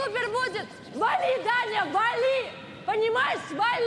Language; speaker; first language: Russian; native; Russian